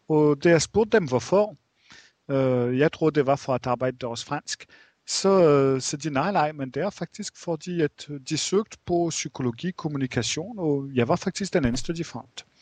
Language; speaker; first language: Danish; non-native, fluent; French